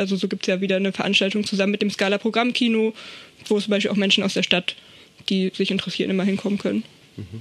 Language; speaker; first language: German; native; German